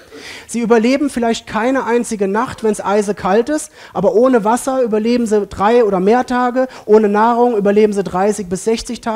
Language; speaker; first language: German; native; German